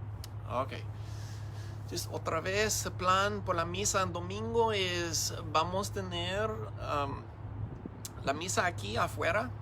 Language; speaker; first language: Spanish; non-native, learner; English